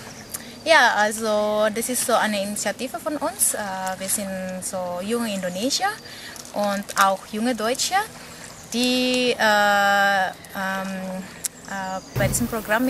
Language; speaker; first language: German; non-native, fluent; Indonesian